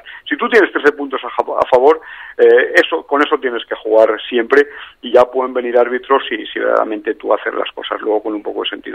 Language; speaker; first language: Spanish; native; Spanish